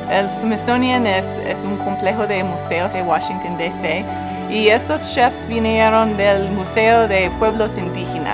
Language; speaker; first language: Spanish; non-native, fluent; English